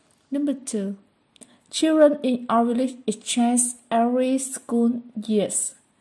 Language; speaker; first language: English; non-native, fluent; Vietnamese